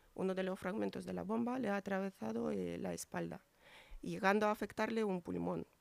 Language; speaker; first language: Spanish; non-native, fluent; Ukrainian